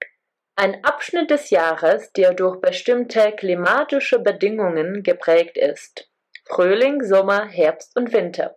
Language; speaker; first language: German; non-native, fluent; Czech